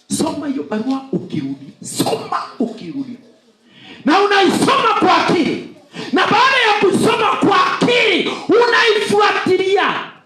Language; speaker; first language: Swahili; non-native, local second language; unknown